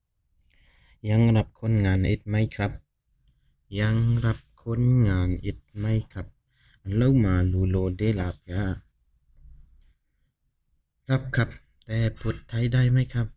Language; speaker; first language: Thai; non-native, fluent; Burmese